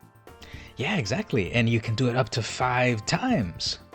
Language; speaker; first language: English; native; English